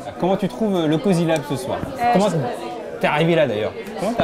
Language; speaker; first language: French; native; French